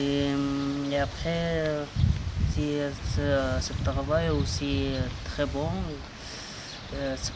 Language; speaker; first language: French; non-native, learner; Arabic